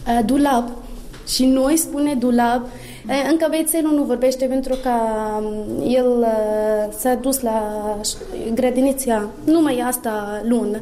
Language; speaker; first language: Romanian; non-native, learner; Arabic